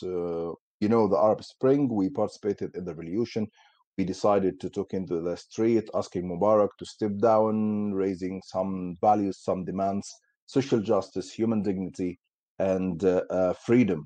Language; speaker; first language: English; non-native, fluent; Arabic